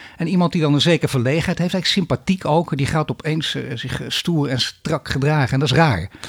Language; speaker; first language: Dutch; native; Dutch